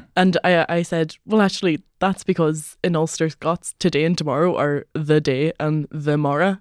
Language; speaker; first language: English; native; English